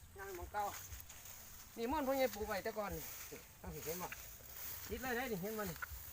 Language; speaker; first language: Thai; native; Thai